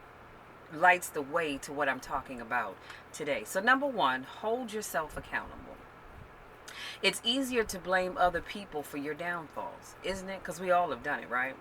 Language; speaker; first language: English; native; English